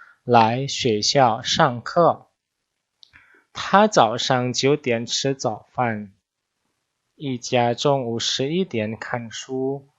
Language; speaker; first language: Chinese; non-native, fluent; Indonesian